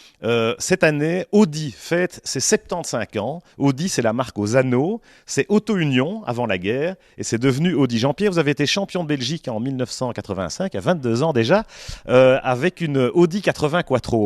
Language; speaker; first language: French; native; French